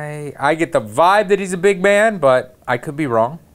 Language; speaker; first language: English; native; English